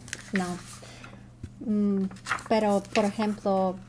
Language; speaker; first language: Spanish; non-native, learner; Russian